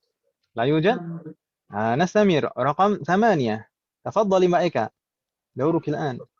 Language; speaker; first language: Arabic; non-native, fluent; Indonesian